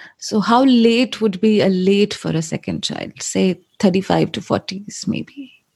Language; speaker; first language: English; non-native, local second language; Hindi